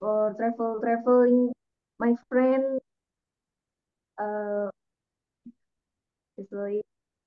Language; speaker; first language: English; non-native, learner; Indonesian